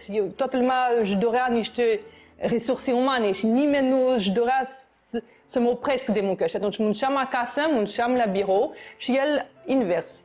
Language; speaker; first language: Romanian; non-native, fluent; French